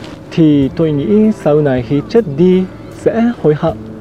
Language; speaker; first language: Vietnamese; non-native, fluent; Japanese